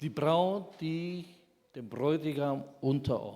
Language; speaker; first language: German; non-native, fluent; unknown